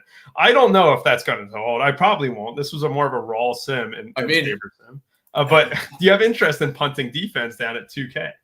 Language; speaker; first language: English; native; English